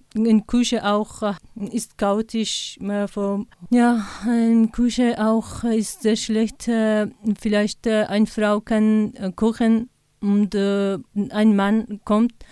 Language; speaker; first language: German; non-native, learner; Persian